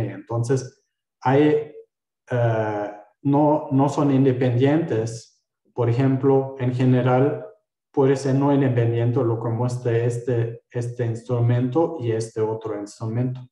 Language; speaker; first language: Spanish; non-native, fluent; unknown